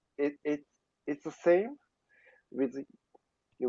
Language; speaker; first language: English; non-native, learner; Japanese